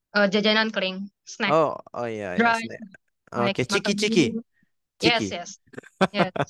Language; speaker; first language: English; non-native, fluent; Indonesian